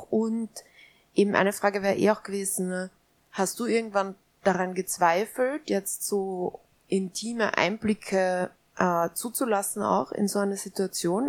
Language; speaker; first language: German; native; German